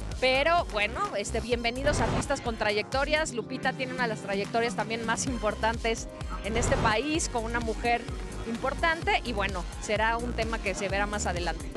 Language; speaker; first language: Spanish; native; Spanish